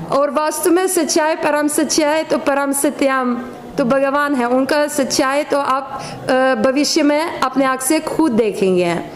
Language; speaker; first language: Hindi; non-native, fluent; Ukrainian